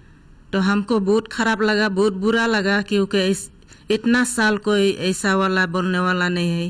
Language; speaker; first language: Hindi; non-native, local second language; Khasi